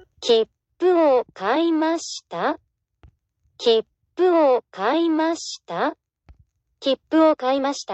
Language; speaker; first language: Japanese; non-native, learner; English